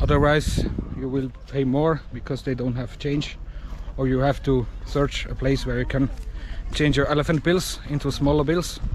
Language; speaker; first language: English; non-native, fluent; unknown